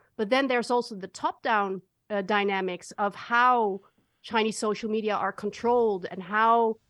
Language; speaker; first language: English; non-native, fluent; Dutch